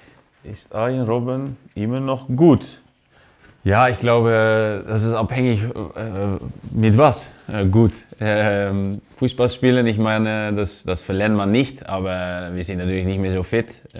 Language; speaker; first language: German; non-native, fluent; Dutch